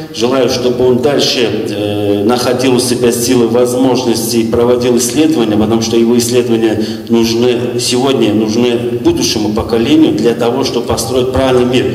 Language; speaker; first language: Russian; non-native, local second language; Azerbaijani